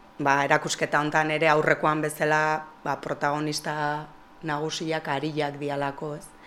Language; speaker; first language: Basque; native; Basque